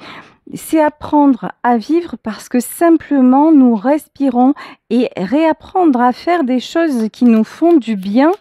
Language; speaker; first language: French; native; French